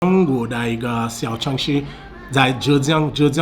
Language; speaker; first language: Chinese; non-native, fluent; Haitian Creole